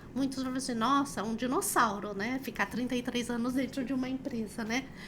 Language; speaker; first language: Portuguese; early bilingual, other home language; Chinese